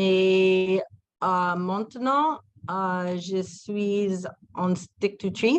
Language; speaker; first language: French; non-native, learner; English